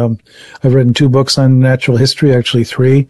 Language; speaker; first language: English; native; English